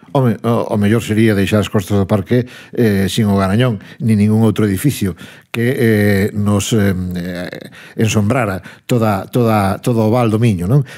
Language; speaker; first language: Galician; non-native, local second language; Spanish